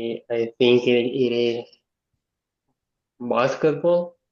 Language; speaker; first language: English; non-native, learner; Spanish